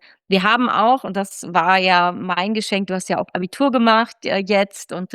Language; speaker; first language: German; native; German